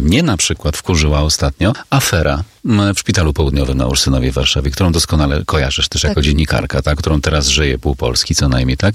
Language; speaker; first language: Polish; native; Polish